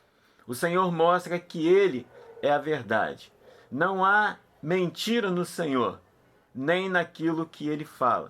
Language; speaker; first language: Portuguese; native; Portuguese